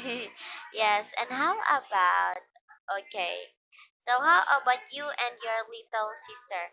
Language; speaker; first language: English; non-native, fluent; Filipino